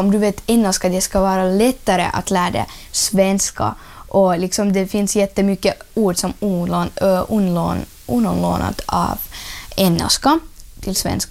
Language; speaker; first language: Swedish; non-native, learner; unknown